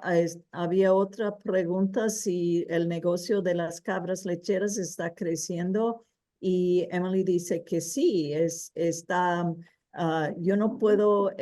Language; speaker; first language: Spanish; early bilingual, heritage; Spanish